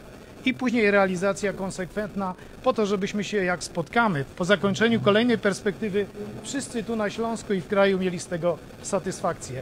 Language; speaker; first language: Polish; native; Polish